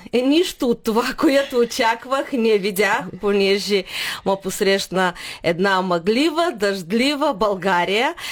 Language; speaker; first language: Bulgarian; early bilingual, heritage; Bulgarian